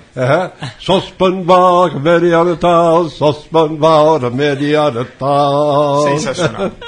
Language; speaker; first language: Portuguese; non-native, fluent; English